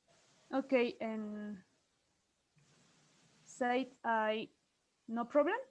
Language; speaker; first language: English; non-native, learner; Spanish